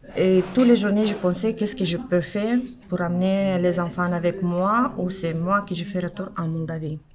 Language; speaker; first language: French; non-native, learner; Romanian